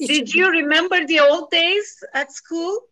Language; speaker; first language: English; non-native, fluent; Turkish